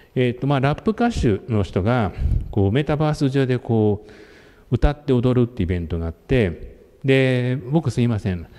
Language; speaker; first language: Japanese; native; Japanese